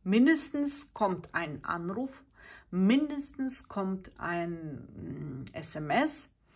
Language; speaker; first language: German; non-native, fluent; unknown